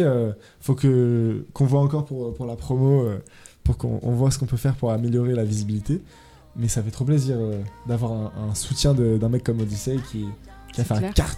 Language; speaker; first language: French; native; French